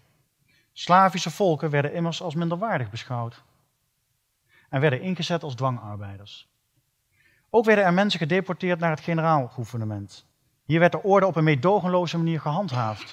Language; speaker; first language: Dutch; native; Dutch